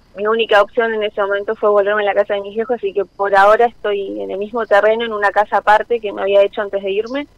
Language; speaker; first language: Spanish; native; Spanish